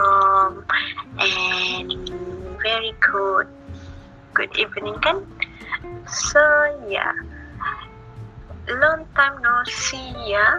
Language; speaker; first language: English; non-native, learner; Malay